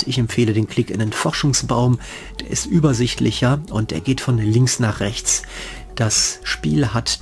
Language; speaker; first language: German; native; German